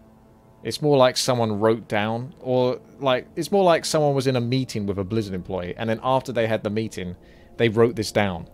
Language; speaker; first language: English; native; English